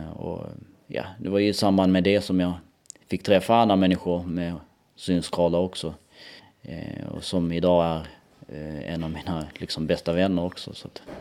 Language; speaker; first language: Swedish; early bilingual, other home language; Albanian